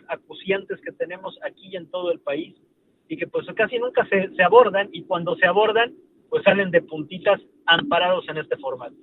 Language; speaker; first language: Spanish; native; Spanish